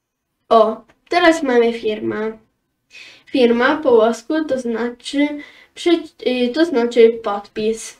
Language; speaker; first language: Polish; early bilingual, heritage; Polish